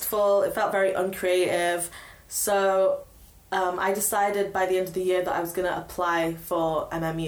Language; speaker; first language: English; native; English